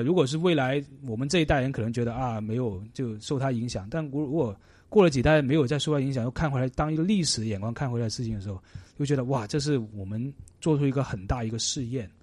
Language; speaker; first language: Chinese; non-native, local second language; Cantonese